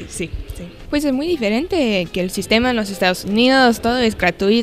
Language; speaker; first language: Spanish; non-native, fluent; English